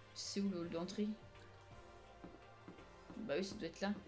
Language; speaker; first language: French; native; French